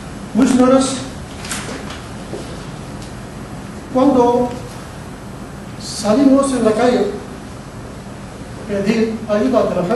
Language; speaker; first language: Spanish; non-native, learner; Urdu